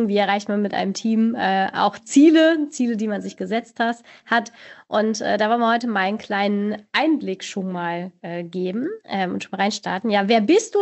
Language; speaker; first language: German; native; German